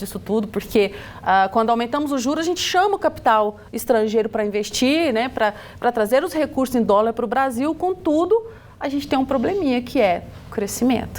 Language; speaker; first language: Portuguese; native; Portuguese